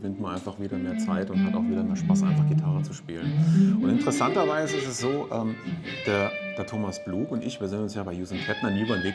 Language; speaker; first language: German; native; German